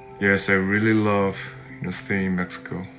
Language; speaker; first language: English; non-native, fluent; Korean